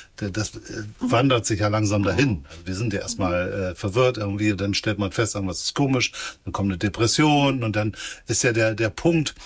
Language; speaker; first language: German; native; German